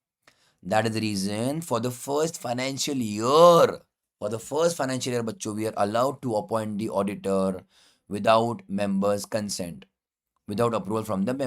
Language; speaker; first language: English; non-native, local second language; Hindi